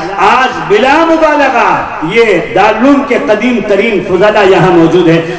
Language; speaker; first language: Urdu; non-native, local second language; Tamil